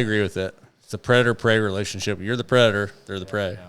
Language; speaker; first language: English; native; English